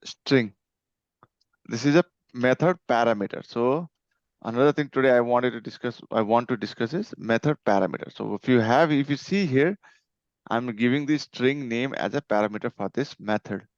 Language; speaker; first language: English; non-native, local second language; Nepali